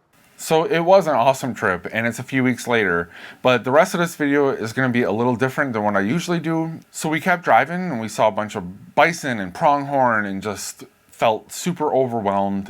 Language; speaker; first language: English; native; English